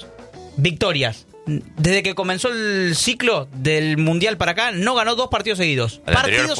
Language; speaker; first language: Spanish; native; Spanish